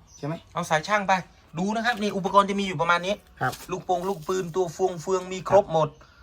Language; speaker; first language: Thai; non-native, local second language; Northern Khmer